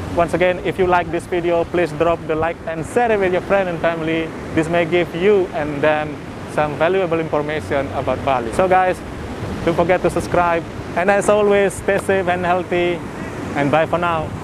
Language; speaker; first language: English; non-native, fluent; Indonesian